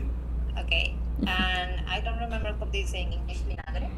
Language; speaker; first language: English; non-native, learner; Spanish